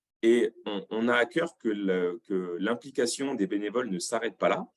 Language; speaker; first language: French; native; French